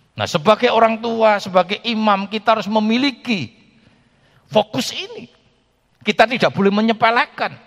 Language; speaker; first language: Indonesian; native; Indonesian